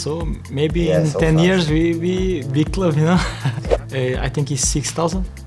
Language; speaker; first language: English; non-native, learner; Portuguese